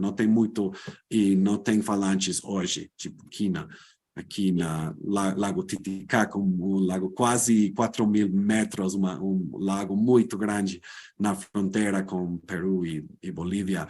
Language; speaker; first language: Portuguese; non-native, fluent; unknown